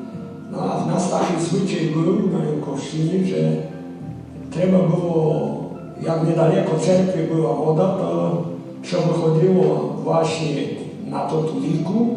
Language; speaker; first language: Polish; non-native, local second language; Rusyn